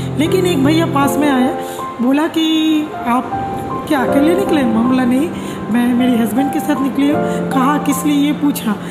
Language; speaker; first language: Hindi; non-native, local second language; Bangla